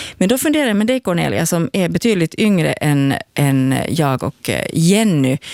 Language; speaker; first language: Swedish; native; Swedish